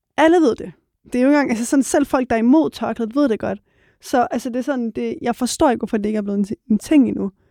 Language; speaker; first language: Danish; early bilingual, other home language; Persian